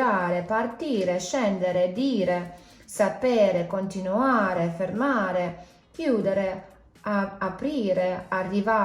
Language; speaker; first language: Italian; non-native, fluent; English